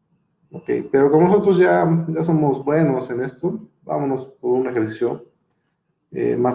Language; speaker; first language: Spanish; native; Spanish